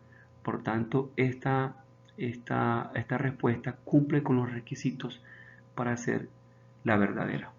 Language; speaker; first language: Spanish; native; Spanish